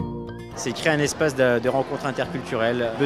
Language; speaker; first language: French; native; French